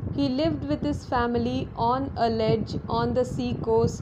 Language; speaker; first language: English; non-native, local second language; Tamil